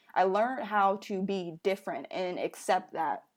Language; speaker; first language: English; native; English